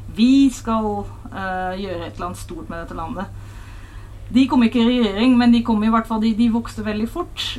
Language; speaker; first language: Norwegian; non-native, fluent; Dutch